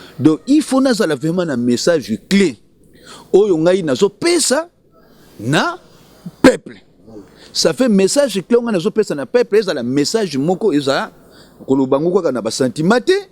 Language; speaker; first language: Lingala; non-native, local second language; Kongo